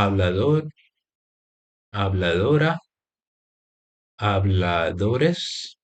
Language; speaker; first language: Spanish; non-native, fluent; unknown